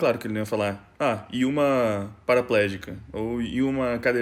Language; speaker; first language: Portuguese; native; Portuguese